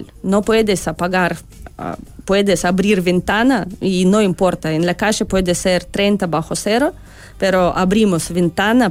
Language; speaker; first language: Spanish; non-native, learner; Russian